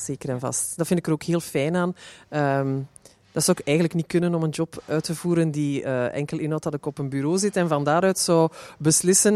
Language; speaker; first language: Dutch; native; Dutch